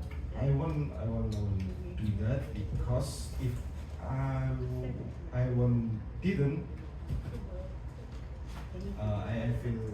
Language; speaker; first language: English; non-native, learner; Indonesian